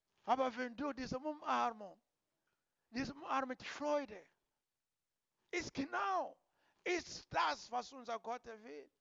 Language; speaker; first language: German; non-native, learner; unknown